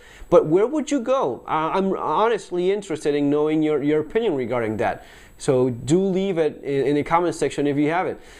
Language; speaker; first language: English; non-native, fluent; Spanish